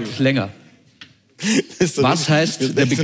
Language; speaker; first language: German; native; German